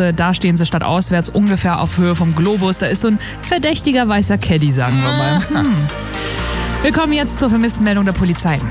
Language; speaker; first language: German; native; German